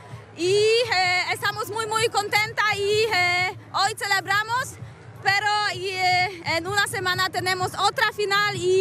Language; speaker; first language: Spanish; non-native, learner; Polish